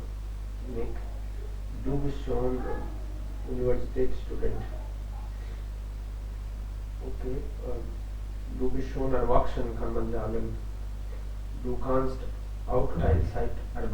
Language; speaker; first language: German; non-native, fluent; Hindi